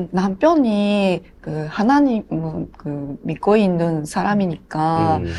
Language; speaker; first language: Korean; non-native, learner; Japanese